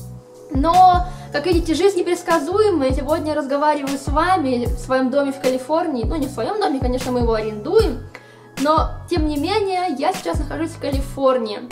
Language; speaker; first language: Russian; native; Russian